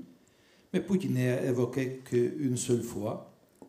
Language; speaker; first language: French; non-native, fluent; Russian